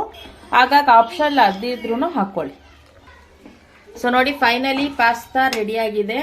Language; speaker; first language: Kannada; native; Kannada